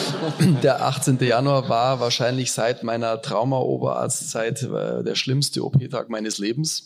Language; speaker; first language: German; native; German